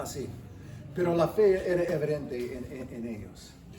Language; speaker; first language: Spanish; non-native, fluent; English